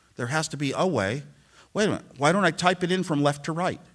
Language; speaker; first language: English; native; English